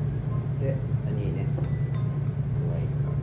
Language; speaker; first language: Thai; non-native, learner; Japanese